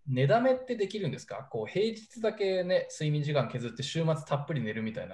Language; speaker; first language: Japanese; native; Japanese